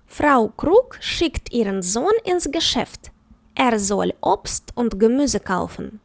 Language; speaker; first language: German; non-native, fluent; Ukrainian